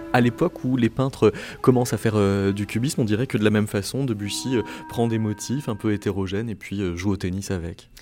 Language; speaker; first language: French; native; French